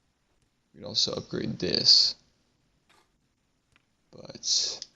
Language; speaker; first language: English; native; English